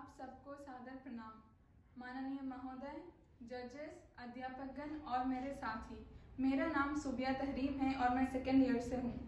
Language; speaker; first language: Hindi; native; Hindi